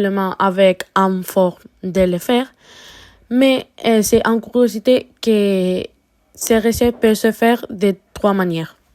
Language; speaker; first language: French; non-native, learner; Spanish